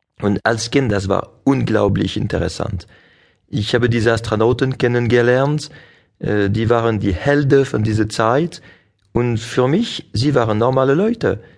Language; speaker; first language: German; non-native, local second language; French